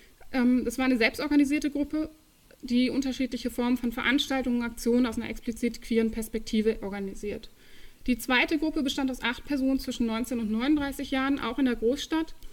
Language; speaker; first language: German; native; German